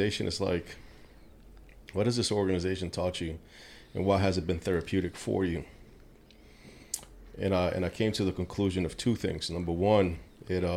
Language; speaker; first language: English; native; English